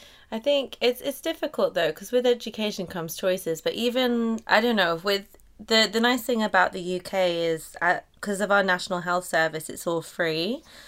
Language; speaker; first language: English; native; English